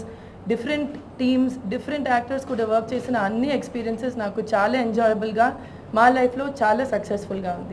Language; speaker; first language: Telugu; non-native, local second language; Tamil